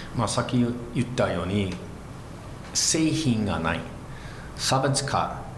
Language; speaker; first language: Japanese; non-native, fluent; English